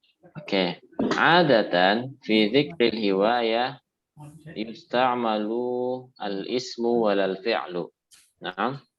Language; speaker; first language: Arabic; non-native, fluent; Indonesian